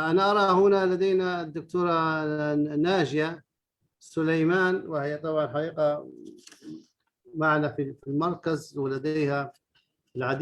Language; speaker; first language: Arabic; native; Arabic